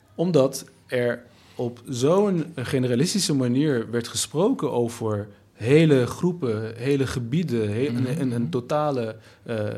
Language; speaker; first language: Dutch; native; Dutch